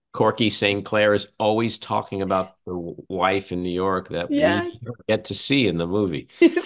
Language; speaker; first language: English; native; English